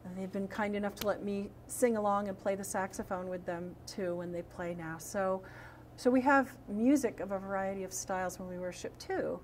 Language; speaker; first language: English; native; English